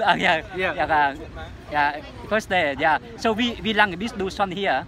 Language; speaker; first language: German; non-native, learner; Vietnamese